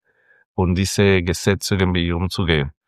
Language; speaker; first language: German; non-native, fluent; Spanish